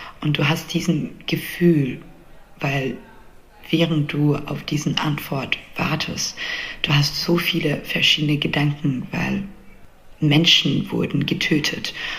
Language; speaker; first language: German; non-native, fluent; Russian